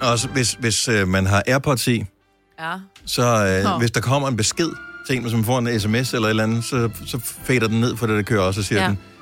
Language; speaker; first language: Danish; native; Danish